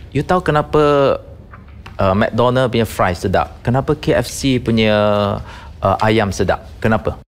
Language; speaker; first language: Malay; non-native, local second language; Chinese